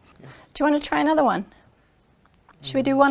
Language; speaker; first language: English; non-native, fluent; Swedish